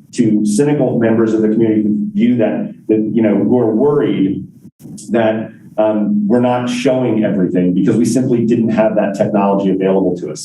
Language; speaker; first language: English; native; English